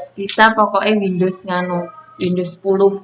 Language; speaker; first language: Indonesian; non-native, local second language; Javanese